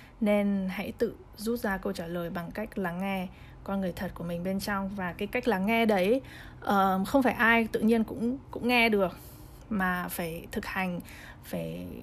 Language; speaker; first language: Vietnamese; early bilingual, heritage; Vietnamese